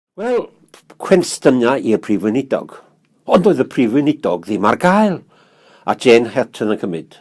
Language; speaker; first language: Welsh; native; Welsh